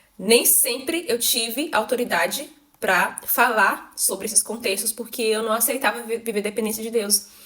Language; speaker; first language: Portuguese; native; Portuguese